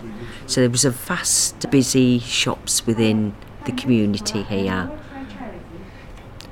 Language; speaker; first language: English; native; English